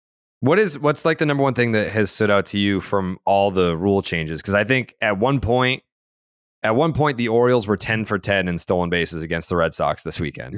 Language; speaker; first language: English; native; English